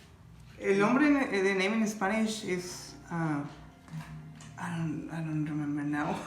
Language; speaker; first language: English; non-native, learner; Spanish